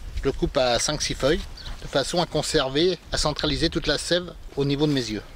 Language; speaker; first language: French; native; French